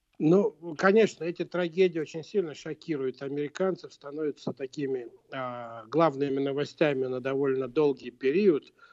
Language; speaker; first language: Russian; native; Russian